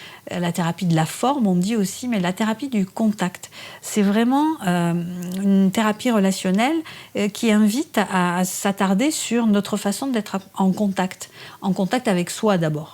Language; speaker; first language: French; native; French